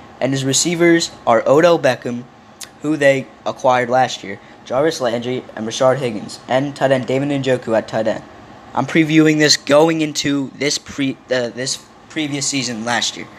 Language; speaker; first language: English; native; English